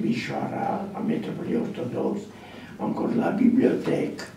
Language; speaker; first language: French; non-native, learner; Romanian